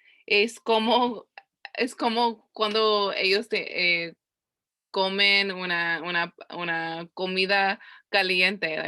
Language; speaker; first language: Spanish; non-native, learner; English